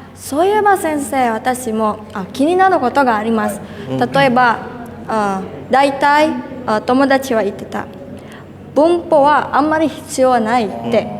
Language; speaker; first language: Japanese; non-native, learner; Indonesian